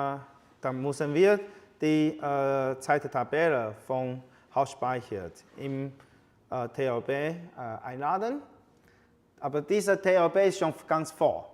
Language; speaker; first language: German; non-native, fluent; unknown